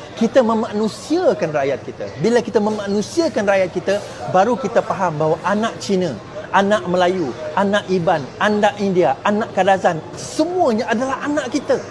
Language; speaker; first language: Malay; non-native, local second language; Chinese